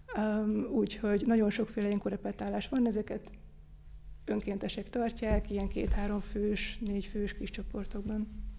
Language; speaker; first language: Hungarian; native; Hungarian